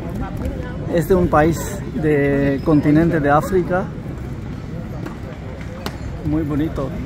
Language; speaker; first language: Spanish; non-native, learner; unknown